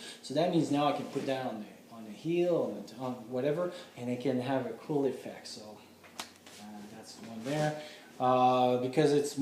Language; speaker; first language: English; non-native, fluent; French